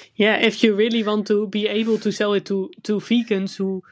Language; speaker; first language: English; non-native, fluent; Dutch